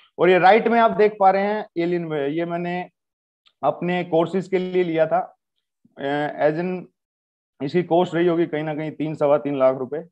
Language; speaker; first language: Hindi; native; Hindi